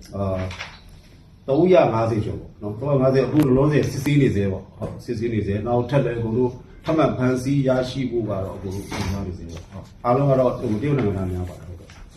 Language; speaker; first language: Burmese; non-native, local second language; S'gaw Karen